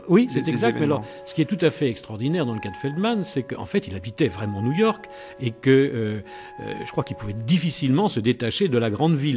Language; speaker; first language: French; native; French